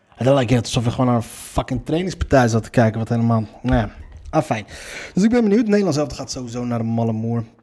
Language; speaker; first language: Dutch; native; Dutch